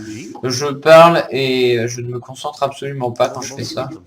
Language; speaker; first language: French; native; French